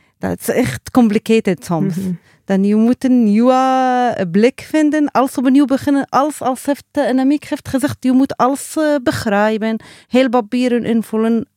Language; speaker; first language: Dutch; non-native, learner; Arabic